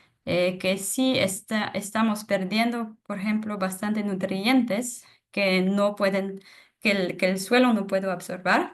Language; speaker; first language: Spanish; non-native, fluent; French